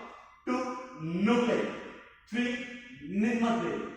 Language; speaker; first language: Vietnamese; non-native, learner; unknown